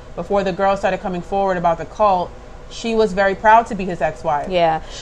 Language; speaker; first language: English; native; English